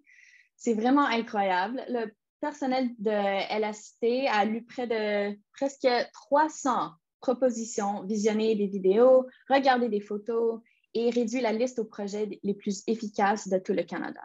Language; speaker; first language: French; native; French